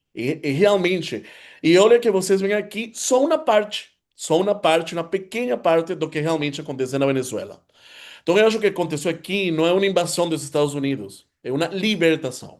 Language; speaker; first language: Portuguese; non-native, fluent; Spanish